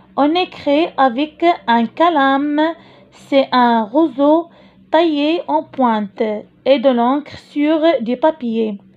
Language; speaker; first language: French; non-native, local second language; Arabic